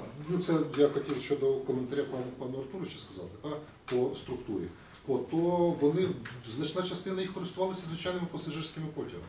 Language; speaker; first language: Ukrainian; native; Ukrainian